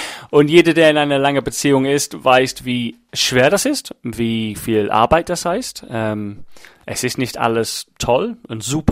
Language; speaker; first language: German; non-native, fluent; English